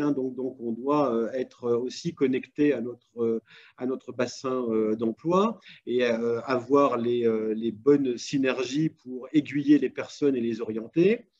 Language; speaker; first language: French; native; French